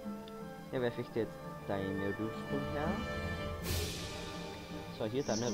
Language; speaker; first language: German; native; German